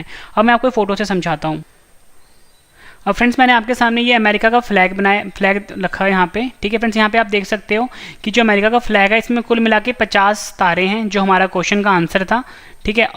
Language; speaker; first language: Hindi; native; Hindi